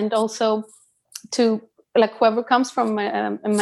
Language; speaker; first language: English; non-native, fluent; Greek